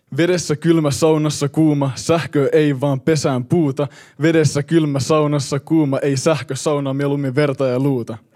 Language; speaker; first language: Finnish; early bilingual, heritage; Finnish